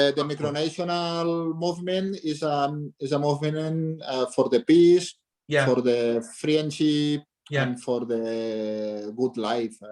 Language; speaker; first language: English; non-native, learner; Catalan